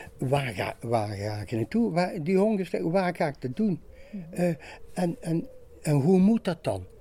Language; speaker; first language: Dutch; native; Dutch